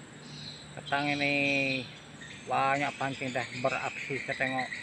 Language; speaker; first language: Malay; non-native, local second language; Iban